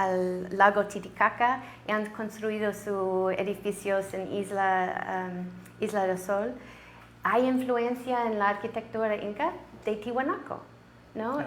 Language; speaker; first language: Spanish; non-native, learner; English